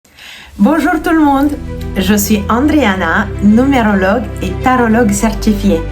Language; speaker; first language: French; non-native, fluent; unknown